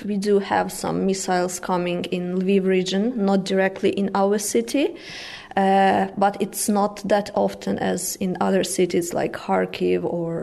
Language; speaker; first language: English; non-native, fluent; Ukrainian